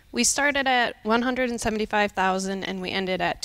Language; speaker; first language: English; native; English